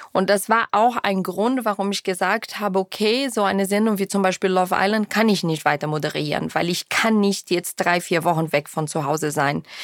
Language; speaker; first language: German; non-native, fluent; Portuguese